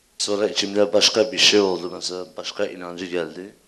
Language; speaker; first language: Turkish; early bilingual, heritage; Turkish